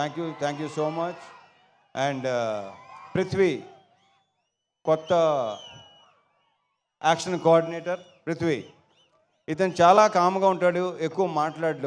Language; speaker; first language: Telugu; native; Telugu